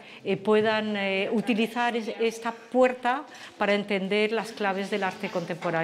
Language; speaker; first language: Spanish; non-native, fluent; French